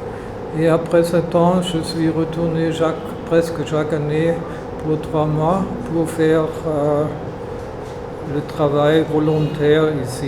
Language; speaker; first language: French; non-native, learner; German